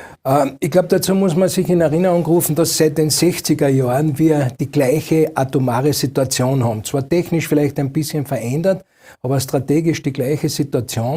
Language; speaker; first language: German; native; German